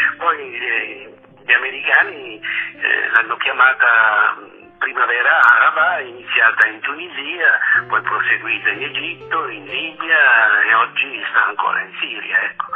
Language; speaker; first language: Italian; non-native, fluent; Arabic